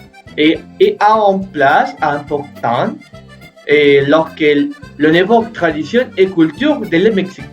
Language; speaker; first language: French; non-native, learner; Spanish